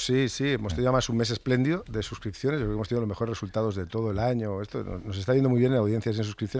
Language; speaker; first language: Spanish; native; Spanish